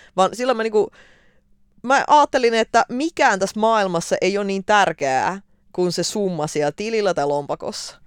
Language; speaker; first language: Finnish; early bilingual, other home language; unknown